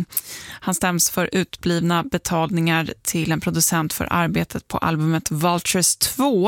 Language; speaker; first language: Swedish; native; Swedish